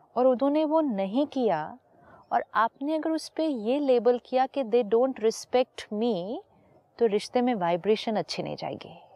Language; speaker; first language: Hindi; native; Hindi